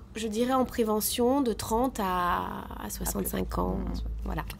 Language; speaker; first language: French; native; French